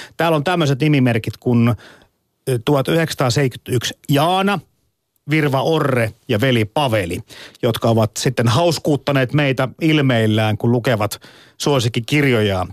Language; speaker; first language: Finnish; native; Finnish